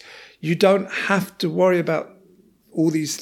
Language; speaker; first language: English; native; English